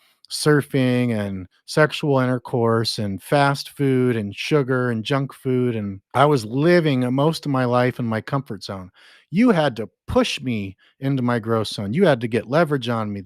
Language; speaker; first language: English; native; English